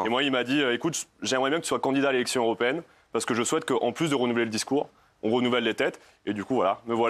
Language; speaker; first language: French; native; French